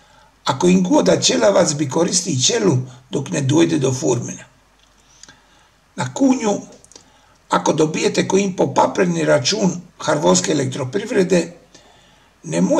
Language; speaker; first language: Serbian; native; Serbian